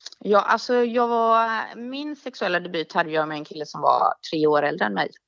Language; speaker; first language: Swedish; early bilingual, other home language; Danish